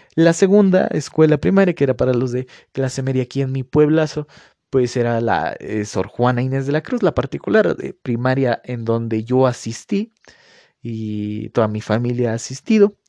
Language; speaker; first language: Spanish; native; Spanish